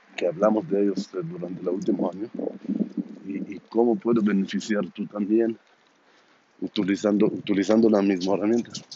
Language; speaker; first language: Spanish; non-native, fluent; Hebrew